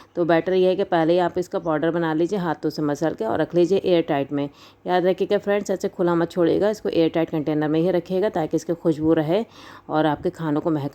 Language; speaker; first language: Urdu; native; Urdu